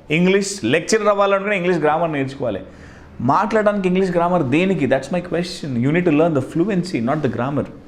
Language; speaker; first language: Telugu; non-native, local second language; Hindi